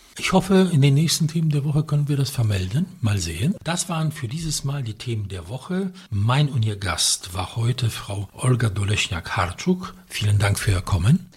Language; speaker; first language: German; non-native, fluent; Polish